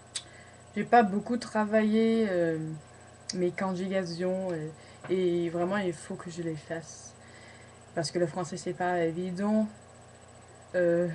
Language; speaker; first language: French; non-native, fluent; English